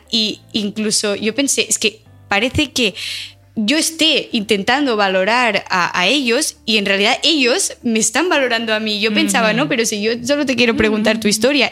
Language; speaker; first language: Spanish; non-native, local second language; Catalan